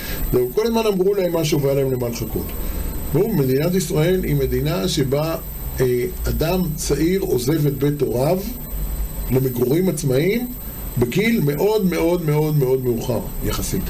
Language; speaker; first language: Hebrew; native; Hebrew